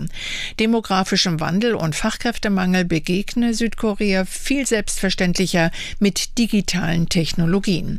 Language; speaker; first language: German; native; German